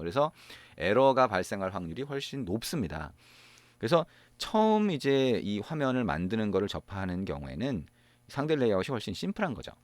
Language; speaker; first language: Korean; native; Korean